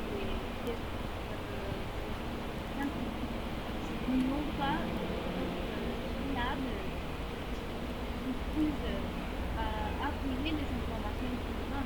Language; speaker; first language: French; non-native, learner; Spanish